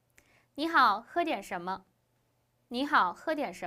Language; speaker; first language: Chinese; non-native, fluent; Korean